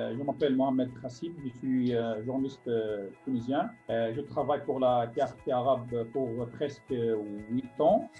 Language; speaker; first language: French; non-native, local second language; Arabic